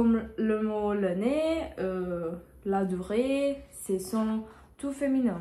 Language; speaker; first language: French; non-native, learner; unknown